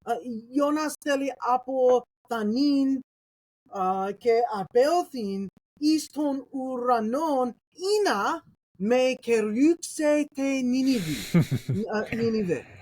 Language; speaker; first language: Greek; non-native, learner; English